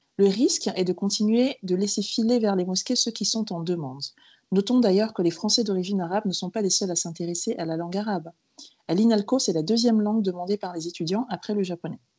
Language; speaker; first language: French; native; French